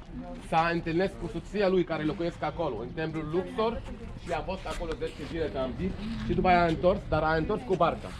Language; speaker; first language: Romanian; non-native, learner; Arabic